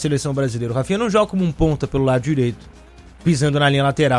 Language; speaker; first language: Portuguese; native; Portuguese